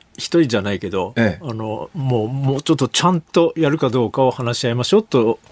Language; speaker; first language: Japanese; native; Japanese